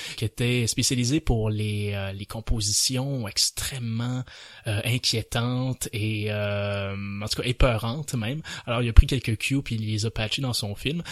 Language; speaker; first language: French; native; French